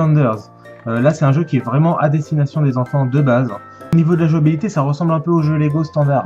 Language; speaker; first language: French; native; French